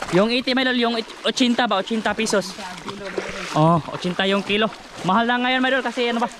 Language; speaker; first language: Filipino; non-native, local second language; Cebuano